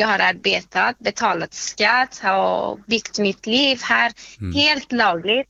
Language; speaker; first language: Swedish; non-native, fluent; Persian